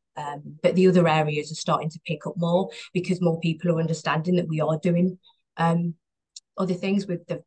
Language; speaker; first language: English; native; English